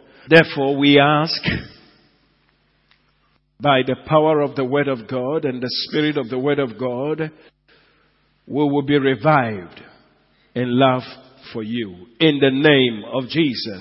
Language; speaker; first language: English; non-native, local second language; Igbo